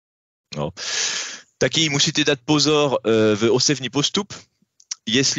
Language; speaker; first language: Czech; non-native, learner; French